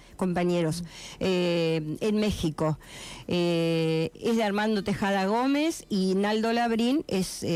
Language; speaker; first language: Spanish; native; Spanish